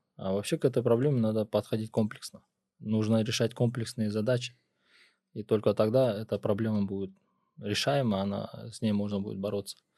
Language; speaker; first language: Russian; non-native, local second language; Kyrgyz